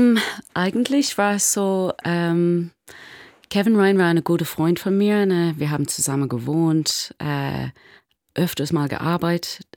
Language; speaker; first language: German; non-native, learner; English